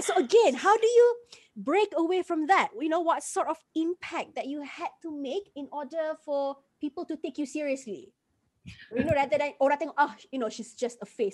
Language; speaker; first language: English; non-native, local second language; Malay